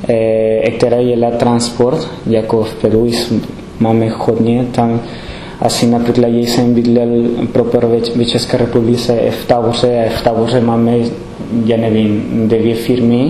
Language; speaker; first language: Czech; non-native, learner; Spanish